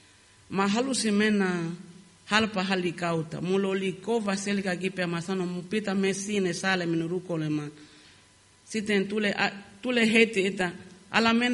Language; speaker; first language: Finnish; non-native, learner; Lingala